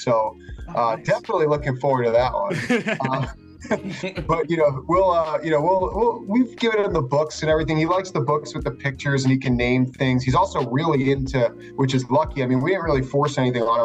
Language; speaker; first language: English; native; English